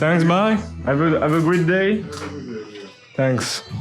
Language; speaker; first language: English; non-native, learner; French